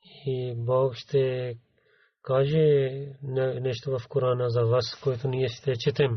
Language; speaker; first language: Bulgarian; non-native, learner; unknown